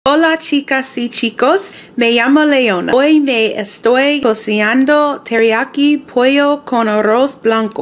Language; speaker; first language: Spanish; non-native, learner; English